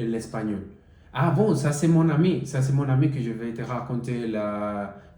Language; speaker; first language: French; non-native, learner; Spanish